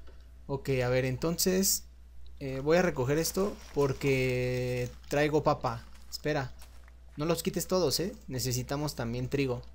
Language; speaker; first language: Spanish; native; Spanish